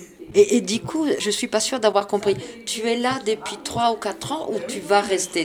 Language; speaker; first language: French; native; French